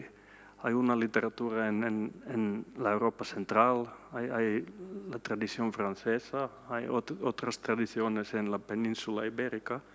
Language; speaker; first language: Spanish; non-native, fluent; Swedish